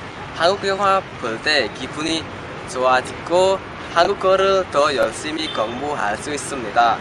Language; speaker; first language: Korean; non-native, learner; Indonesian